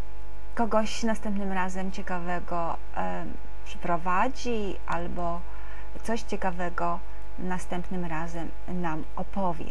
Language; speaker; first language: Polish; native; Polish